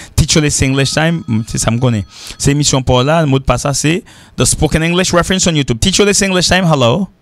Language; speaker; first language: French; native; French